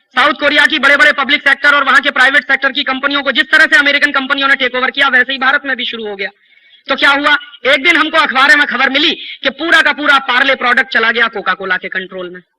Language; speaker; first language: Hindi; native; Hindi